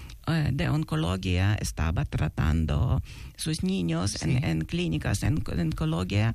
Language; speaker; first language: Spanish; non-native, learner; Ukrainian